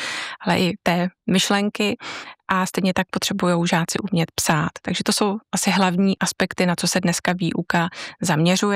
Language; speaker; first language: Czech; native; Czech